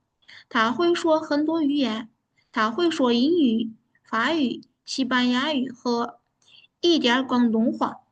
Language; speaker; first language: Chinese; non-native, fluent; Uzbek